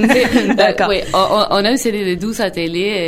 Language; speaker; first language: French; non-native, fluent; Spanish